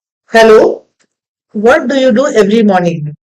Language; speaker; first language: English; non-native, local second language; Hindi